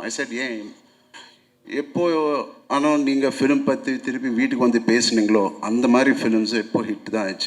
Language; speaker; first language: Tamil; non-native, local second language; Telugu